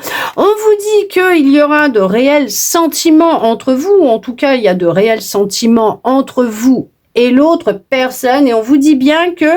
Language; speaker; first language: French; native; French